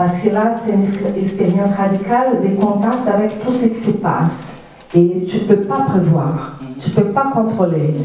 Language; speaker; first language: French; non-native, fluent; Portuguese